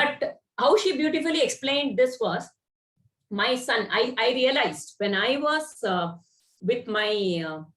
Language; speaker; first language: English; non-native, local second language; Kannada